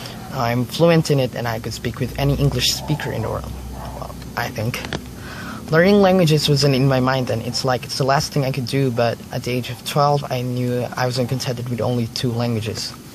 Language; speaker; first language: English; non-native, local second language; Filipino